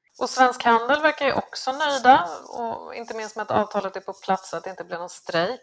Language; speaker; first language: Swedish; native; Swedish